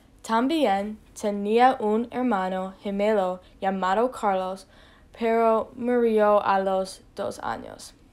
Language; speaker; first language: Spanish; non-native, learner; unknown